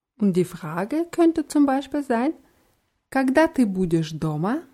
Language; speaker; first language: German; non-native, fluent; Russian